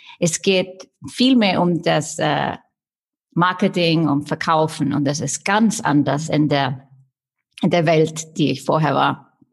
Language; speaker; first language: German; non-native, fluent; Icelandic